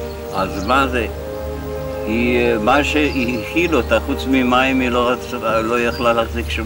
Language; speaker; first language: Hebrew; non-native, fluent; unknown